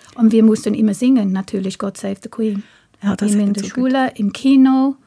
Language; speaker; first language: German; non-native, fluent; English